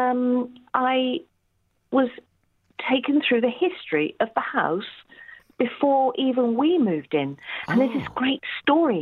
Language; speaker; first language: English; native; English